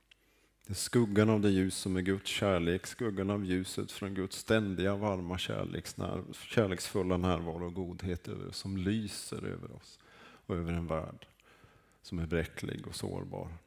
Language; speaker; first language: Swedish; native; Swedish